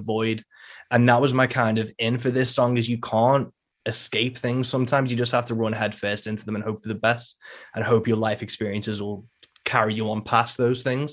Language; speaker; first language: English; native; English